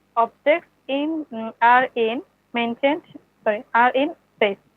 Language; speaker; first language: English; non-native, local second language; Bangla